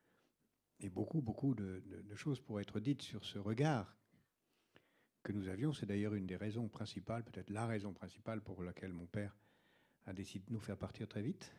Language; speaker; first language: French; native; French